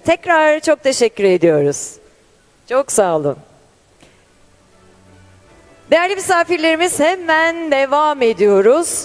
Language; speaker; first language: Turkish; native; Turkish